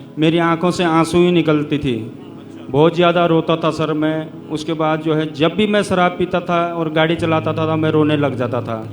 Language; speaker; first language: Hindi; early bilingual, other home language; Nepali